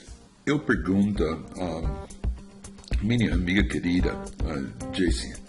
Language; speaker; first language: Portuguese; non-native, learner; English